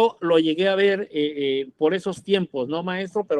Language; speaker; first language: Spanish; native; Spanish